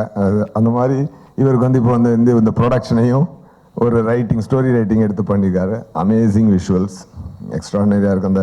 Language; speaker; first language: Tamil; native; Tamil